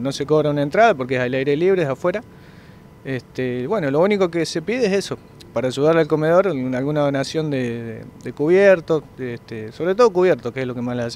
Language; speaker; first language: Spanish; native; Spanish